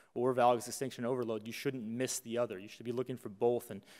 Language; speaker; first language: English; native; English